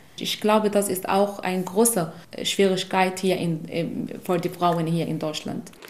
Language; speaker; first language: German; non-native, learner; Arabic